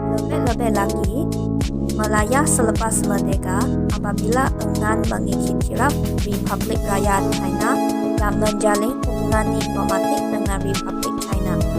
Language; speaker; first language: Malay; non-native, local second language; Chinese